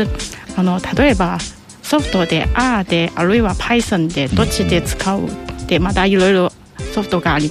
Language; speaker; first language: Japanese; non-native, learner; Chinese